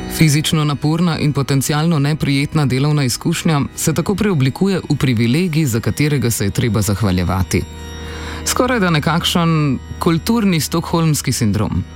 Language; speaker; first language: Slovenian; native; Slovenian